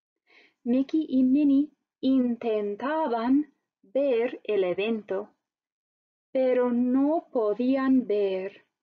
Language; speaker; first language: Spanish; non-native, fluent; English